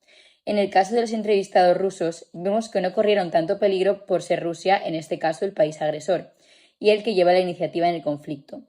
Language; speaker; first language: Spanish; native; Spanish